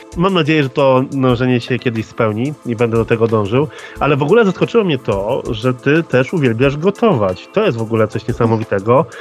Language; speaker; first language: Polish; native; Polish